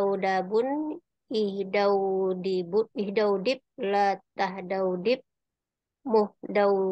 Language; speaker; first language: Arabic; non-native, learner; Indonesian